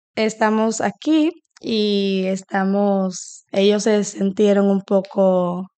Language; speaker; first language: Spanish; native; Spanish